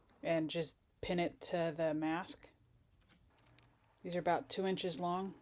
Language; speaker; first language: English; native; English